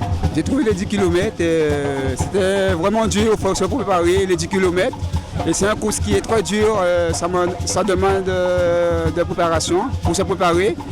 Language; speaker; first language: French; non-native, learner; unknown